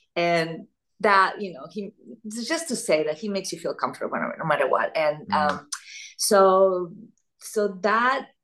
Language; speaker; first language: English; non-native, fluent; Italian